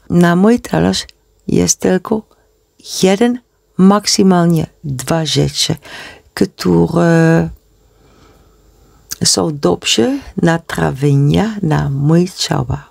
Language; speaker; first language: Polish; non-native, learner; Dutch